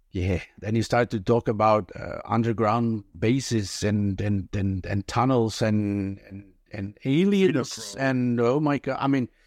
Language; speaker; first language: English; non-native, fluent; Italian